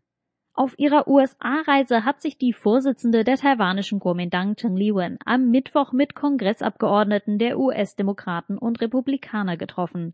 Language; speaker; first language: German; native; German